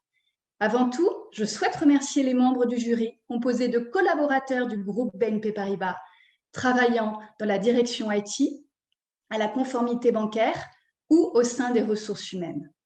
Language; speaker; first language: French; native; French